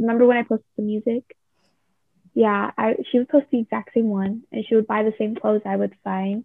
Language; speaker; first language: English; native; English